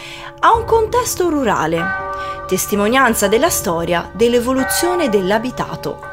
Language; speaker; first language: Italian; native; Italian